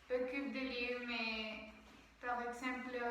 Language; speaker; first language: French; non-native, learner; Spanish